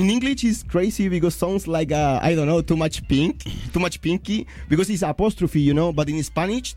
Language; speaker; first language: English; non-native, fluent; Spanish